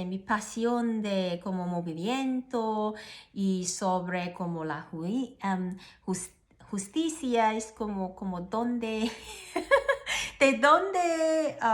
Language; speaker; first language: Spanish; non-native, learner; Cantonese